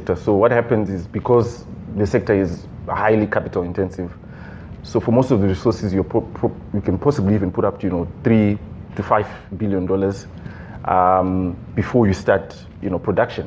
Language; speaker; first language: English; non-native, local second language; Shona